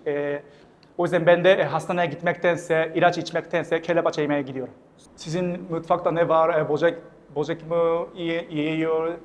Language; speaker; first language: Turkish; non-native, fluent; Japanese